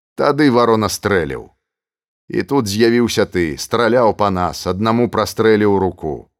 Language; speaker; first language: Belarusian; native; Belarusian